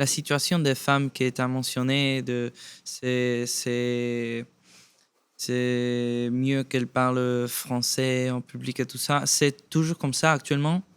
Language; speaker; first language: French; non-native, fluent; Spanish